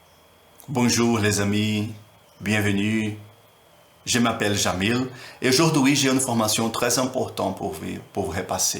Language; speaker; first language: French; non-native, learner; Portuguese